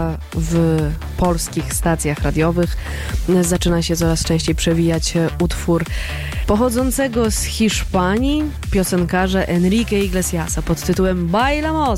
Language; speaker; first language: Polish; native; Polish